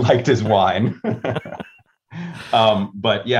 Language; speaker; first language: English; native; English